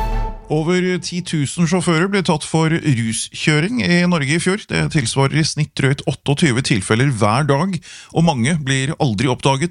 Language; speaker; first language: Norwegian; native; Norwegian